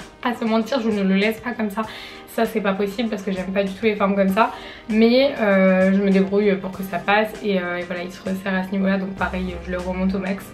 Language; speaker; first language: French; native; French